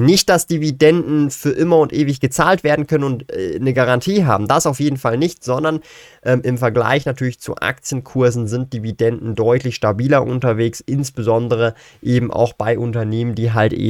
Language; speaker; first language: German; native; German